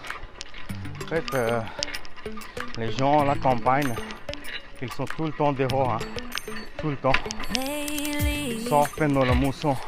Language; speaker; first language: French; non-native, fluent; Hindi